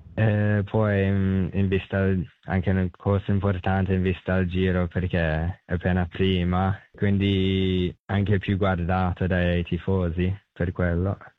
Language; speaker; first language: Italian; non-native, fluent; English